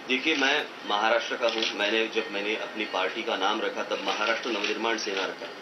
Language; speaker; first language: Hindi; non-native, local second language; Marathi